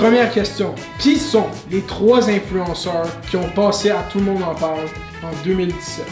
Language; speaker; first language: French; native; French